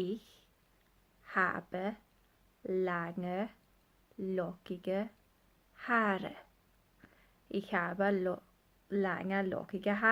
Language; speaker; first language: German; non-native, fluent; English